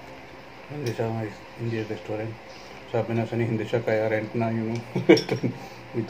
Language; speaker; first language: Filipino; non-native, learner; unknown